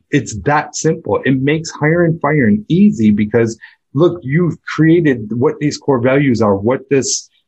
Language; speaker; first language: English; native; English